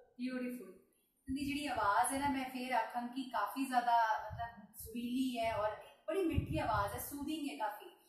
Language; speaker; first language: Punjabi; non-native, local second language; Dogri